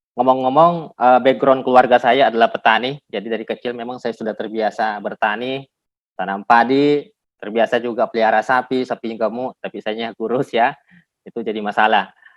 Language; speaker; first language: Indonesian; non-native, local second language; Buginese